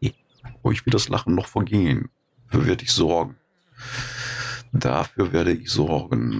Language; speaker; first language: German; native; German